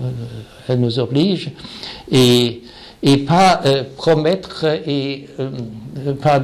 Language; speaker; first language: French; non-native, fluent; German